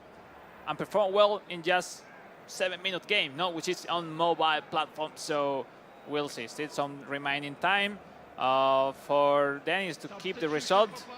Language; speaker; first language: English; non-native, fluent; Spanish